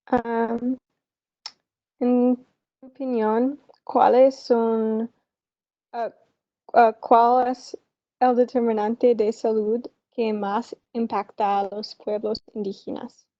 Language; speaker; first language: Spanish; non-native, learner; English